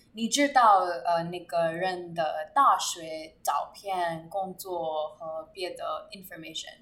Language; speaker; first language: Chinese; non-native, learner; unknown